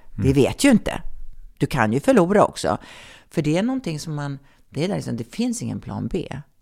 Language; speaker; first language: Swedish; native; Swedish